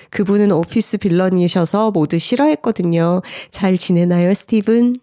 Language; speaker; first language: Korean; native; Korean